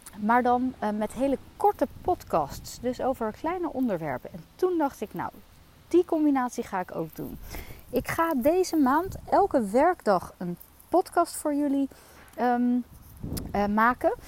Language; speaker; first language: Dutch; native; Dutch